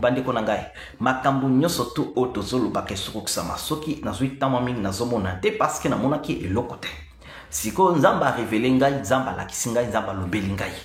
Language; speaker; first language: Lingala; non-native, local second language; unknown